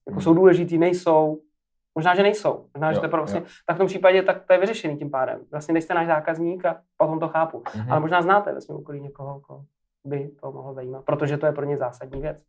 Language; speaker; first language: Czech; native; Czech